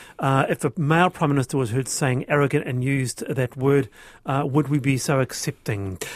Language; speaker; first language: English; native; English